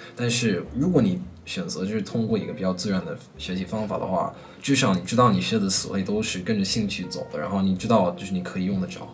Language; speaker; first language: Chinese; non-native, fluent; English